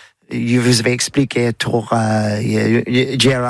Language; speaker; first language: French; non-native, learner; English